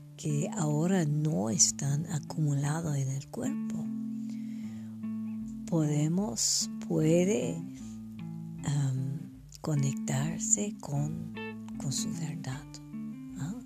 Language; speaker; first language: Spanish; non-native, fluent; French